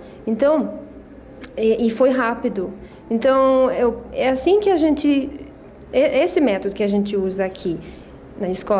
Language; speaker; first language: Portuguese; non-native, fluent; Swedish